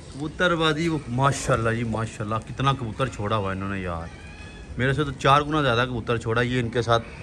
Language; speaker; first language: Urdu; non-native, local second language; Punjabi